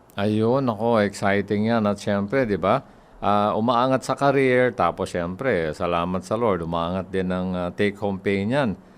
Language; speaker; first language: Filipino; native; Filipino